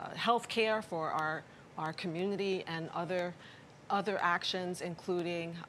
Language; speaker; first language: English; early bilingual, other home language; Spanish